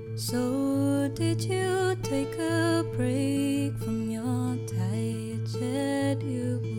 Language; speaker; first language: English; non-native, local second language; Hindi